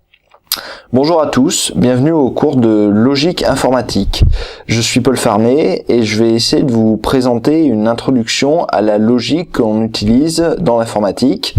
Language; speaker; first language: French; native; French